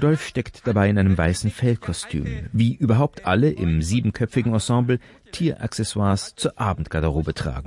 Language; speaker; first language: German; native; German